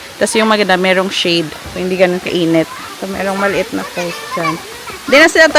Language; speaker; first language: Filipino; non-native, local second language; Hiligaynon